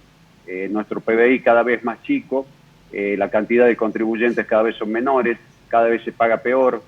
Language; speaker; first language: Spanish; native; Spanish